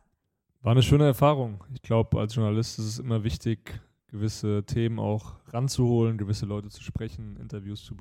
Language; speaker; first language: German; native; German